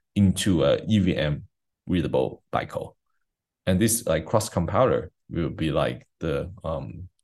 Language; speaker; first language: English; non-native, fluent; Chinese